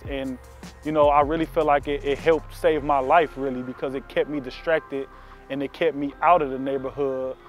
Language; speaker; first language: English; native; English